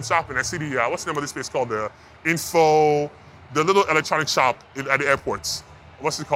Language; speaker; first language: English; non-native, local second language; Yoruba